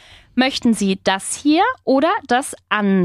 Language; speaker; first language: German; non-native, fluent; Spanish